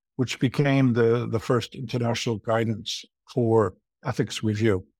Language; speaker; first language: English; native; English